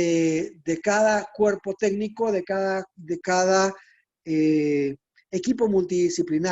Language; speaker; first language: Spanish; native; Spanish